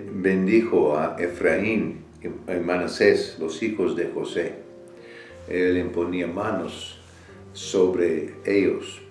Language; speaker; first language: Spanish; non-native, fluent; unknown